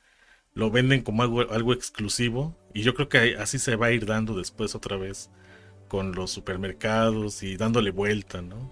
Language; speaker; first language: Spanish; native; Spanish